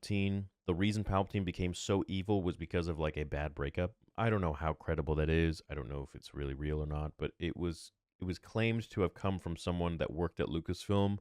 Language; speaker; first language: English; native; English